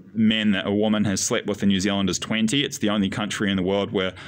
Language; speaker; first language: English; native; English